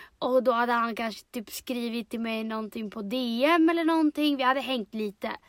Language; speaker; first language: Swedish; early bilingual, other home language; Spanish